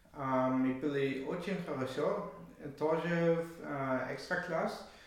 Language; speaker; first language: Russian; non-native, learner; German